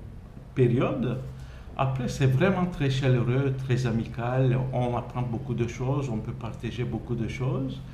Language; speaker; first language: French; non-native, fluent; Turkish